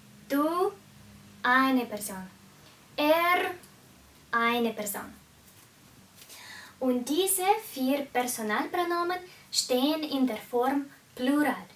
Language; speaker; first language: German; non-native, fluent; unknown